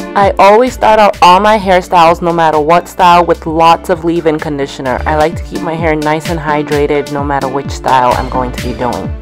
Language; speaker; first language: English; native; English